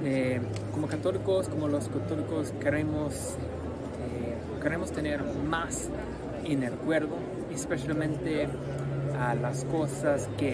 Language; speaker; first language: Spanish; non-native, learner; English